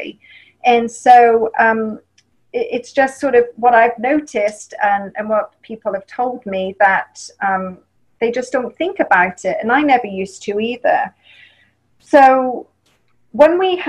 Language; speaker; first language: English; native; English